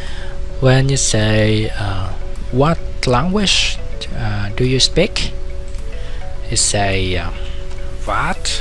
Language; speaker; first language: English; non-native, learner; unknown